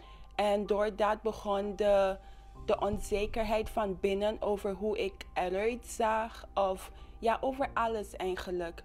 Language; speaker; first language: Dutch; non-native, local second language; English